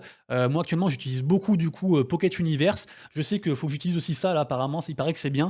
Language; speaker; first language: French; native; French